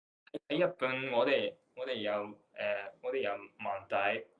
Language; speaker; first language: Chinese; non-native, learner; Japanese